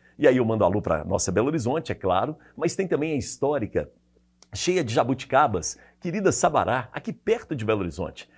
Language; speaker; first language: Portuguese; native; Portuguese